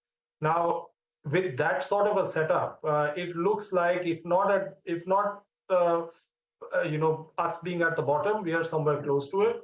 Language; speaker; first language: English; non-native, local second language; Hindi